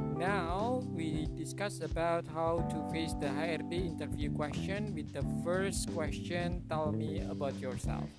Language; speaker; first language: English; non-native, learner; Indonesian